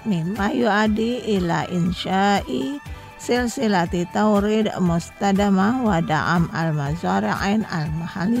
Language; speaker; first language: Arabic; non-native, fluent; Indonesian